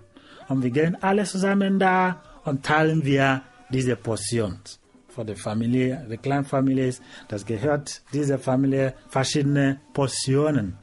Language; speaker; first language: German; non-native, learner; Igbo